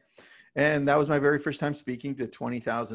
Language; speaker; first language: English; native; English